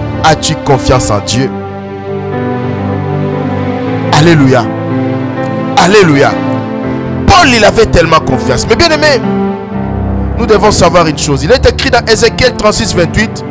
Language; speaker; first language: French; non-native, local second language; Lingala